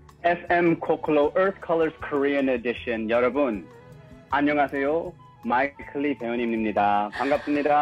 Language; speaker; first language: Korean; early bilingual, heritage; English